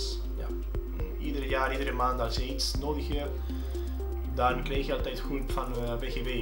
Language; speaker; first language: Dutch; non-native, fluent; Spanish